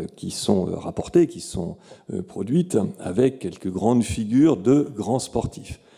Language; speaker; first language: French; native; French